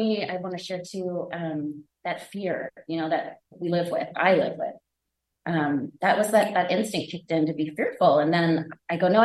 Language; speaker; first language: English; native; English